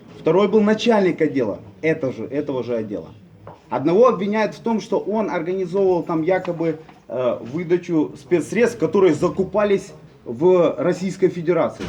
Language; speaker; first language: Russian; native; Russian